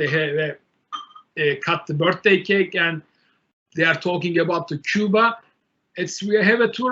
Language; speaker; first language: English; non-native, learner; Turkish